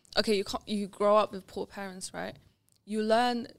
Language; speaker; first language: English; non-native, fluent; Lithuanian